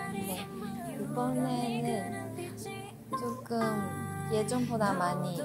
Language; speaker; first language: Korean; non-native, fluent; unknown